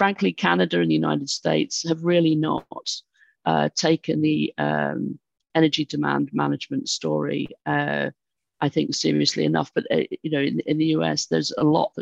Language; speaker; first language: English; native; English